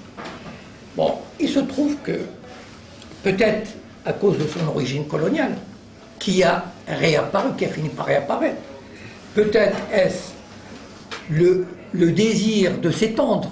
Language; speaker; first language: French; native; French